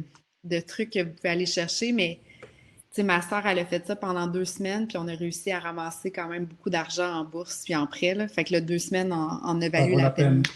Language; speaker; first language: French; native; French